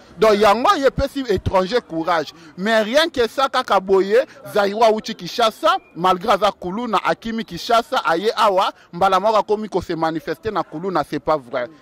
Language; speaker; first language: Lingala; native; Lingala